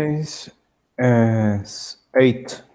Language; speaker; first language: English; non-native, learner; Spanish